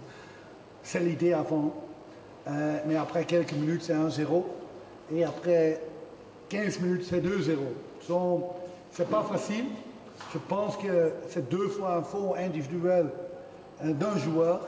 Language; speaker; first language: French; non-native, fluent; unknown